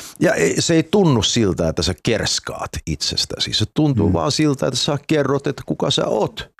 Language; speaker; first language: Finnish; early bilingual, heritage; Finnish